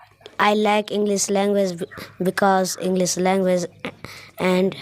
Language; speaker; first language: English; non-native, learner; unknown